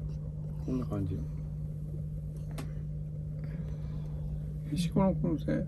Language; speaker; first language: Japanese; native; Japanese